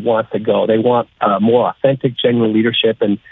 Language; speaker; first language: English; native; English